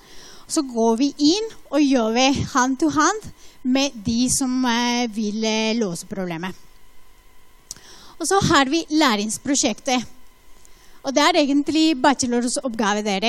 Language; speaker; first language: Norwegian; non-native, fluent; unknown